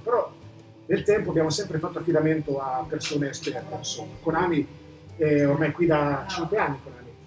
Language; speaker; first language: Italian; native; Italian